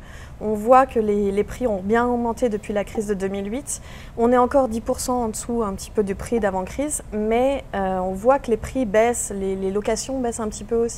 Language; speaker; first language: French; native; French